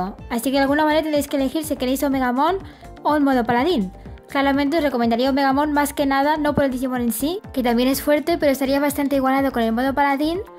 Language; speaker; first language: Spanish; native; Spanish